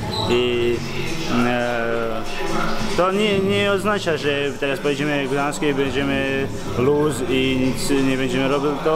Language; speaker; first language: Polish; non-native, learner; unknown